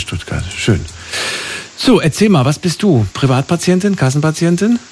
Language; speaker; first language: German; native; German